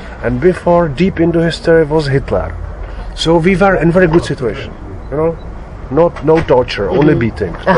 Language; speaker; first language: English; non-native, fluent; Czech